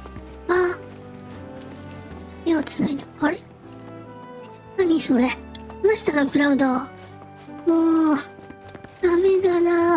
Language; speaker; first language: Japanese; native; Japanese